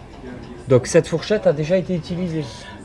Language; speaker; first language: French; native; French